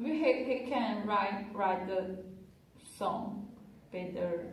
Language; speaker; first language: English; non-native, learner; Chinese